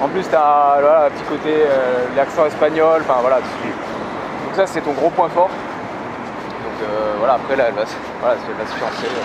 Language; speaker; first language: French; native; French